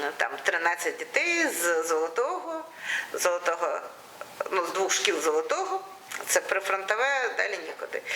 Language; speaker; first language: Ukrainian; non-native, local second language; Russian